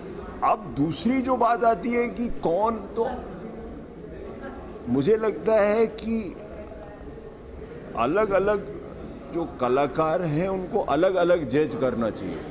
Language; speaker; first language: Hindi; native; Hindi